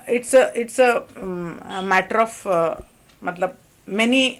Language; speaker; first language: Hindi; non-native, local second language; Marathi